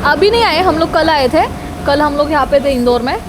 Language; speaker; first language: Hindi; non-native, local second language; Marathi